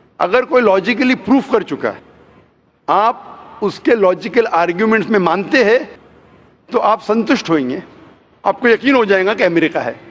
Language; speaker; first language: Hindi; non-native, local second language; Konkani